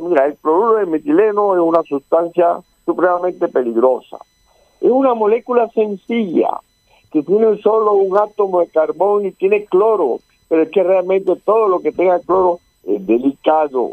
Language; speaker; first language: Spanish; native; Spanish